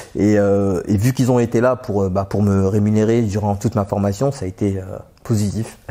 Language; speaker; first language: French; native; French